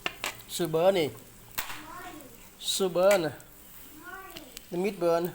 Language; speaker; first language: English; non-native, learner; Vietnamese